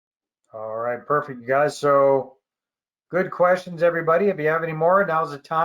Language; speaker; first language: English; native; English